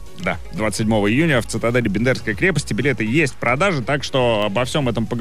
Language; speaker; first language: Russian; native; Russian